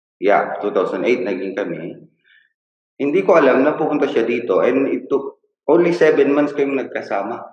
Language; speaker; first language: Filipino; non-native, local second language; Iloko